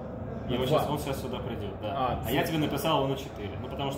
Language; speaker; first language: Russian; native; Russian